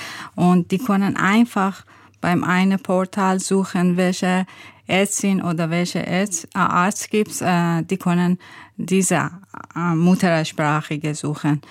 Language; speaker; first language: German; non-native, learner; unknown